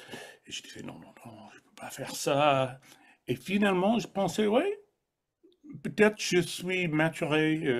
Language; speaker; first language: French; non-native, fluent; English